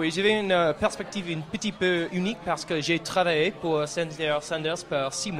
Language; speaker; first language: French; non-native, learner; English